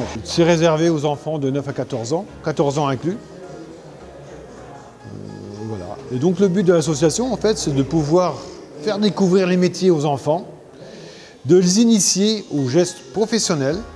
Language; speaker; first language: French; native; French